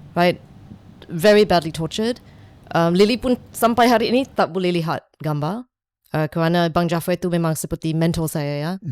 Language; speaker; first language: Malay; non-native, local second language; English